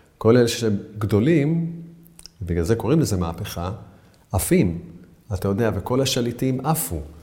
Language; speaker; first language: Hebrew; native; Hebrew